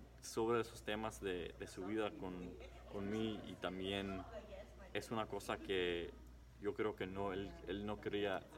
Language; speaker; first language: Spanish; early bilingual, heritage; English